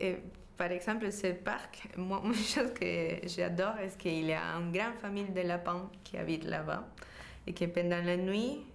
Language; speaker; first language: French; non-native, fluent; Spanish